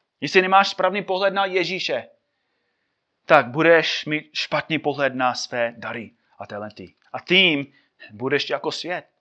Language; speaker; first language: Czech; non-native, fluent; English